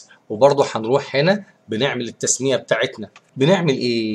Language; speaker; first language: Arabic; native; Arabic